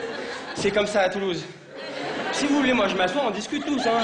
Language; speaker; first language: French; native; French